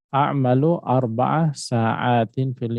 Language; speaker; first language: Arabic; non-native, fluent; Filipino